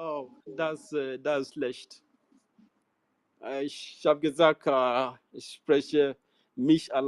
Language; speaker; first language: German; non-native, learner; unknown